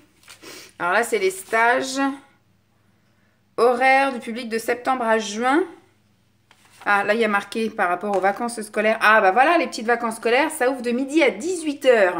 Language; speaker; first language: French; native; French